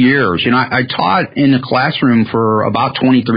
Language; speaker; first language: English; native; English